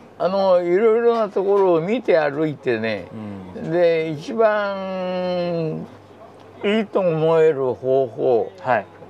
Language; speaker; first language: Japanese; native; Japanese